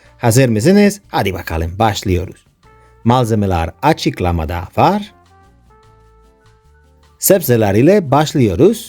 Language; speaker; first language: Turkish; non-native, learner; Spanish